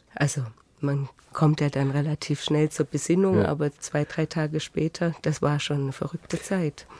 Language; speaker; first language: German; native; German